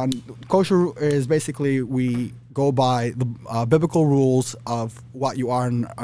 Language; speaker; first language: English; early bilingual, other home language; Yiddish